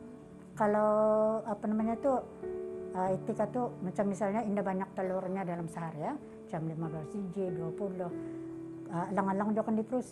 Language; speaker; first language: Malay; native; Malay